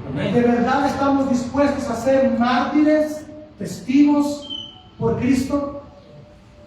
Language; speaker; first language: Spanish; native; Spanish